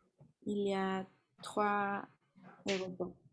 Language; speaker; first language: French; non-native, learner; Spanish